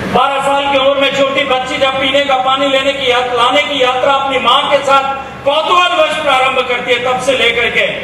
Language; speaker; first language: Hindi; native; Hindi